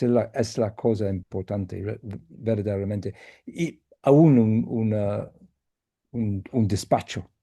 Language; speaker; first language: Spanish; non-native, fluent; English